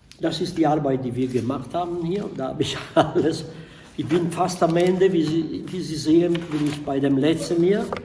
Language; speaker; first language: German; non-native, fluent; Italian